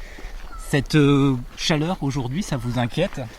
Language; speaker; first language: French; native; French